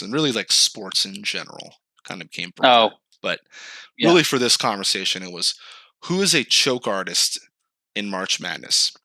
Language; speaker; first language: English; native; English